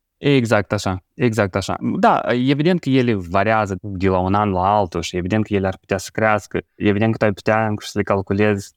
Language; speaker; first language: Romanian; native; Romanian